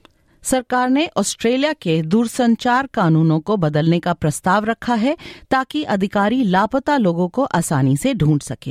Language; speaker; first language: Hindi; native; Hindi